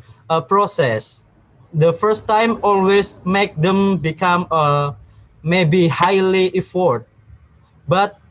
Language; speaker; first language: English; non-native, learner; Indonesian